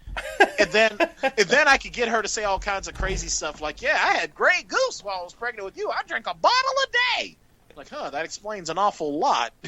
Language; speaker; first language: English; native; English